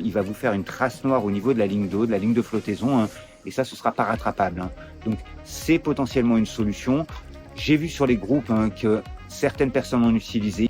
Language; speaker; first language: French; native; French